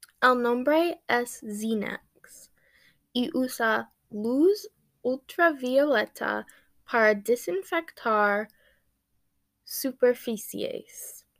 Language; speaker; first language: Spanish; non-native, learner; English